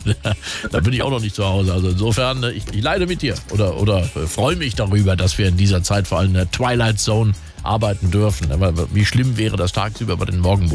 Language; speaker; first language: German; native; German